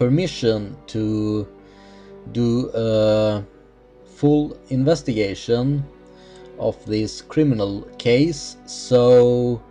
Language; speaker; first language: English; non-native, fluent; Swedish